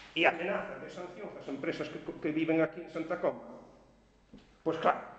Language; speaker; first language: Spanish; non-native, local second language; Galician